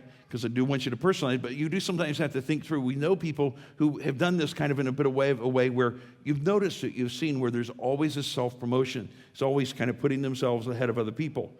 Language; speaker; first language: English; native; English